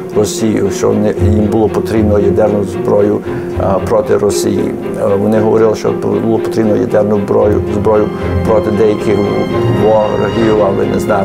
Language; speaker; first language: Ukrainian; early bilingual, heritage; Ukrainian